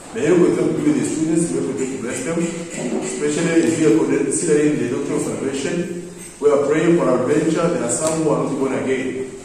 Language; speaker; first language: English; non-native, local second language; Swahili